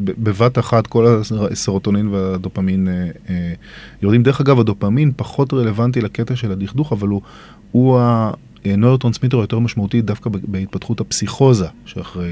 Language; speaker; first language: Hebrew; native; Hebrew